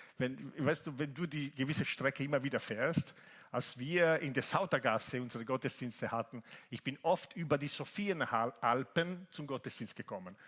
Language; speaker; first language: German; non-native, fluent; Italian